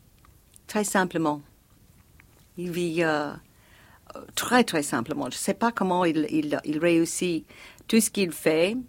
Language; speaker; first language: French; non-native, fluent; English